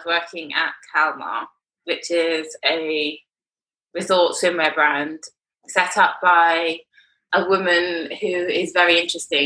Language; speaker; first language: English; native; English